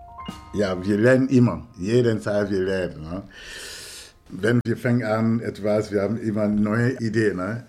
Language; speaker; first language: German; non-native, fluent; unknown